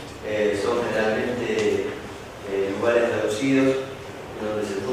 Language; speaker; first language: Spanish; native; Spanish